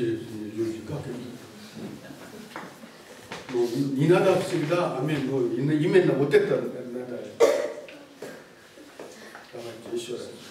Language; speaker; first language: Russian; non-native, fluent; Korean